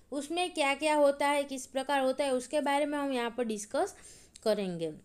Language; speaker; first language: Hindi; non-native, local second language; Gujarati